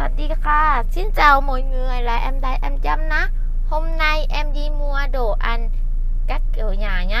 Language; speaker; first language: Vietnamese; non-native, learner; Thai